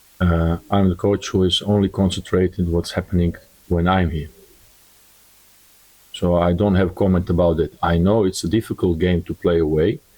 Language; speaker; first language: English; non-native, learner; Croatian